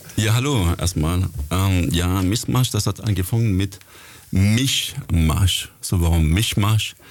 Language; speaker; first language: German; non-native, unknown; French